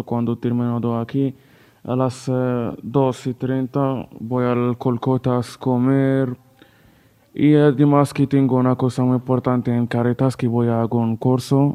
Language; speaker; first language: Spanish; non-native, learner; Arabic